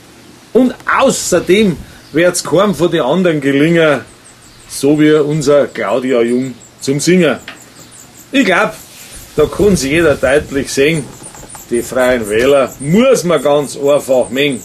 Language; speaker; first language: German; native; German